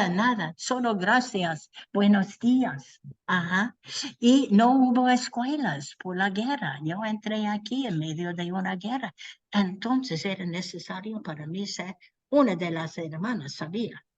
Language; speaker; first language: Spanish; non-native, learner; English